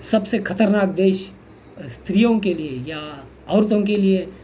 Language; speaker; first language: Hindi; non-native, local second language; Marathi